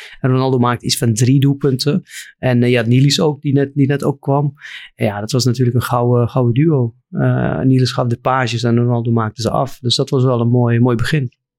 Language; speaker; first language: Dutch; non-native, fluent; Arabic